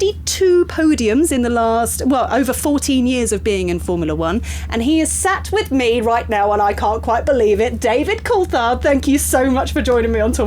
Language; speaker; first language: English; native; English